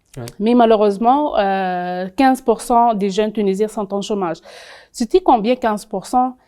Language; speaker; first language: French; non-native, local second language; Arabic